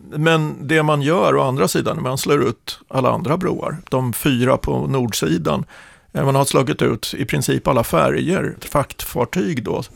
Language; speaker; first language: Swedish; native; Swedish